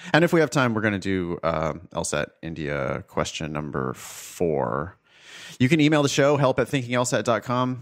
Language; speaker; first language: English; native; English